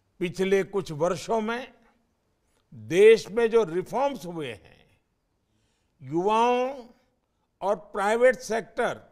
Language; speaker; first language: Hindi; non-native, local second language; Gujarati